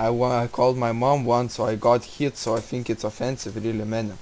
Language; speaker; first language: English; non-native, learner; Russian